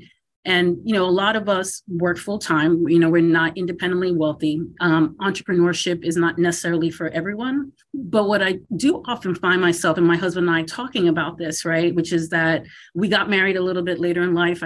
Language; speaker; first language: English; native; English